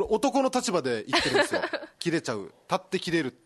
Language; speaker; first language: Japanese; native; Japanese